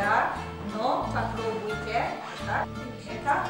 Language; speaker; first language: Russian; non-native, fluent; Hungarian